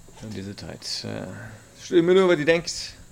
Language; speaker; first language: Dutch; non-native, learner; German